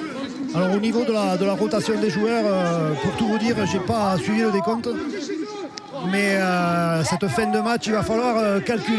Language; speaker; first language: French; native; French